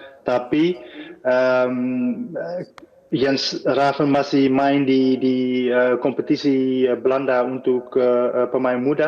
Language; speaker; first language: Indonesian; non-native, fluent; Dutch